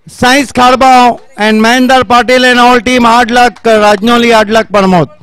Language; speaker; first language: Hindi; non-native, local second language; Marathi